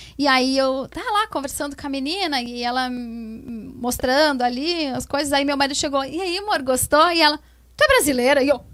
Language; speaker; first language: Portuguese; native; Portuguese